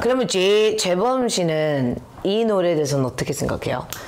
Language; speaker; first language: Korean; early bilingual, heritage; Korean